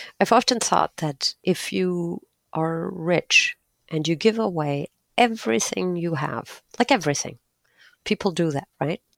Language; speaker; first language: English; non-native, fluent; German